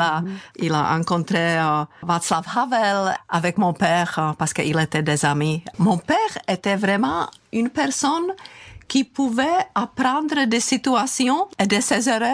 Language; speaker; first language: French; non-native, fluent; Czech